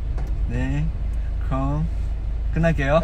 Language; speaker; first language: Korean; non-native, learner; Chinese